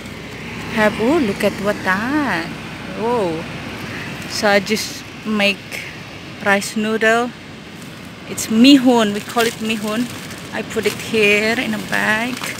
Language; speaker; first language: English; non-native, learner; Indonesian